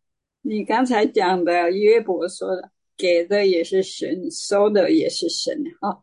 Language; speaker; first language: Chinese; native; Chinese